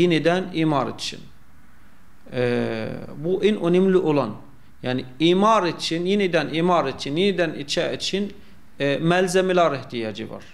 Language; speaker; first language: Turkish; non-native, fluent; Arabic